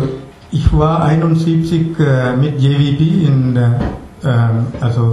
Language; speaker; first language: German; non-native, learner; Sinhala